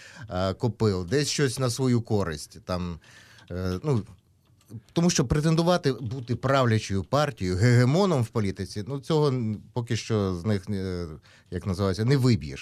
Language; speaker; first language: Ukrainian; native; Ukrainian